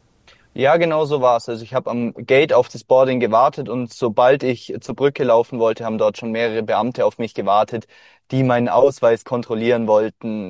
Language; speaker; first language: German; native; German